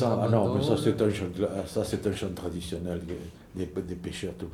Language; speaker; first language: French; native; French